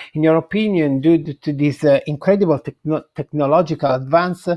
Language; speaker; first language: English; non-native, fluent; Italian